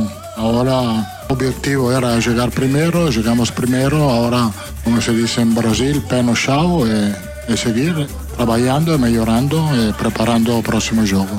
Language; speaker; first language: Portuguese; non-native, fluent; Italian